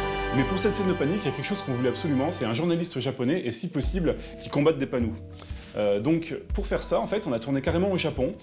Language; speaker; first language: French; native; French